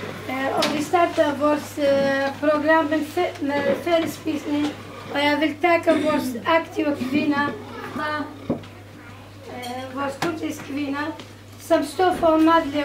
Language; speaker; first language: Danish; non-native, fluent; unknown